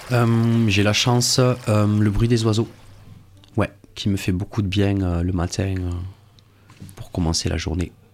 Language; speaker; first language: French; native; French